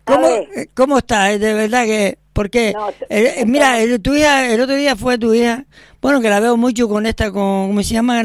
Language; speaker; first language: Spanish; native; Spanish